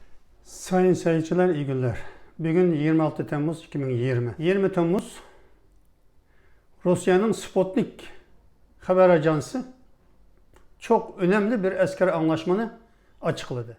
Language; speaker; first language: Turkish; non-native, fluent; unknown